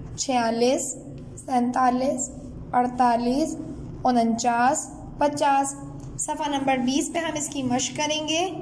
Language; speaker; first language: Urdu; native; Urdu